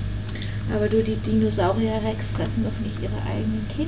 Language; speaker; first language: German; native; German